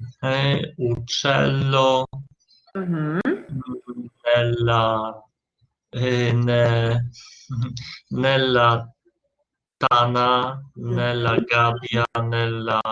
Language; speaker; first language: Italian; non-native, learner; Polish